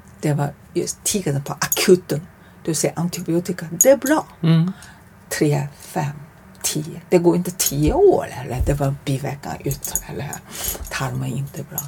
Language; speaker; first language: Swedish; non-native, learner; Chinese